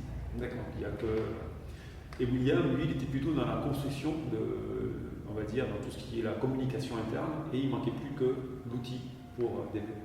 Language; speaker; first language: French; native; French